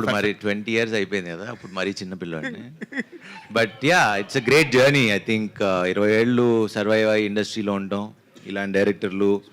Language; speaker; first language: Telugu; native; Telugu